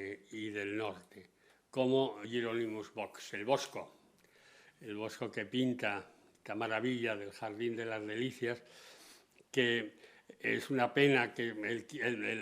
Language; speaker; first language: Spanish; native; Spanish